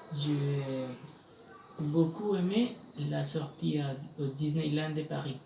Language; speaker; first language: French; non-native, fluent; Spanish